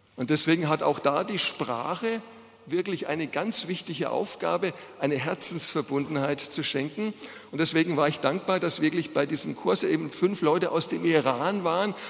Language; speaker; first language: German; native; German